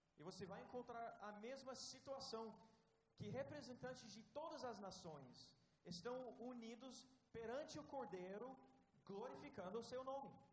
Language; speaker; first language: Portuguese; non-native, fluent; English